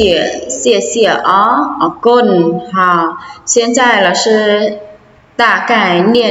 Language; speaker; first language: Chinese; non-native, fluent; Khmer